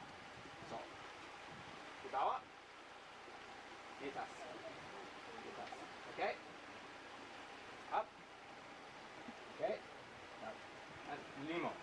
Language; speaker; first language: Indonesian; non-native, learner; English